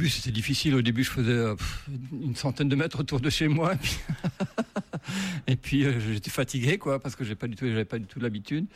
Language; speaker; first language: French; native; French